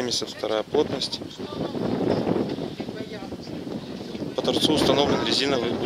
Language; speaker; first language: Russian; native; Russian